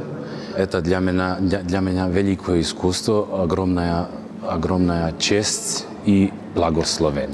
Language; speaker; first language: Russian; non-native, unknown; Serbian